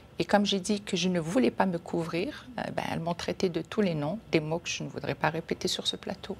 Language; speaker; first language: French; non-native, local second language; Kabyle